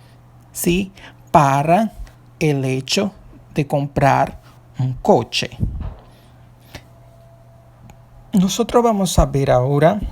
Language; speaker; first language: Spanish; non-native, fluent; Portuguese